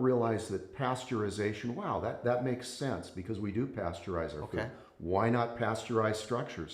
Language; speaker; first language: English; native; English